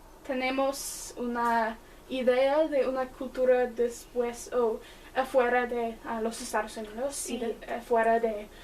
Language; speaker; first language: Spanish; non-native, learner; English